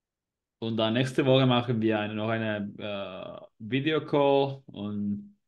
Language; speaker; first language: German; non-native, learner; Spanish